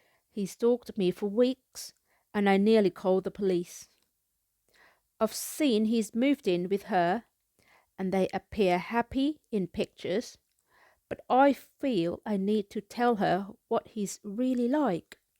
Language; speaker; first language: English; non-native, fluent; Thai